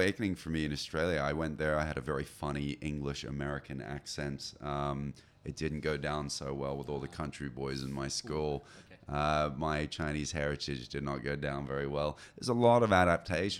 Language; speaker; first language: English; native; English